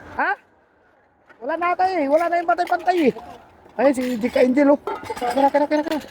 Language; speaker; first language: Filipino; non-native, local second language; Cebuano